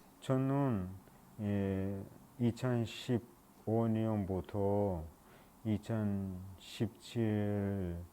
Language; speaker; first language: Korean; non-native, learner; Persian